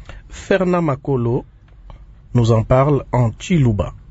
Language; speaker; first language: French; non-native, local second language; Lingala